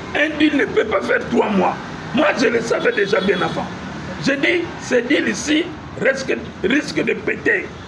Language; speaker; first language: French; non-native, local second language; Lingala